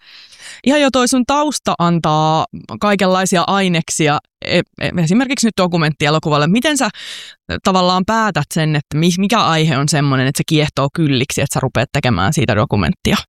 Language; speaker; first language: Finnish; native; Finnish